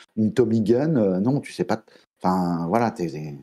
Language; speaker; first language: French; native; French